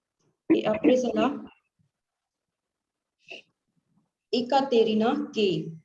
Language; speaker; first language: French; non-native, fluent; Hindi